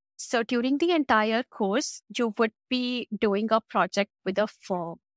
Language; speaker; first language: English; non-native, local second language; Hindi